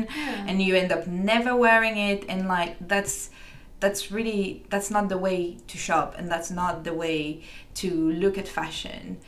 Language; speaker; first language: English; non-native, fluent; French